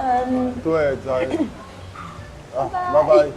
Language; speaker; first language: Chinese; non-native, learner; French